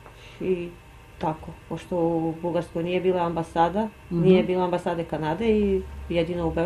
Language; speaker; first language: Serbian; non-native, fluent; Armenian